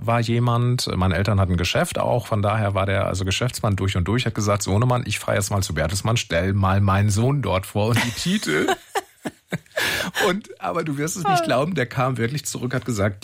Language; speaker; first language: German; native; German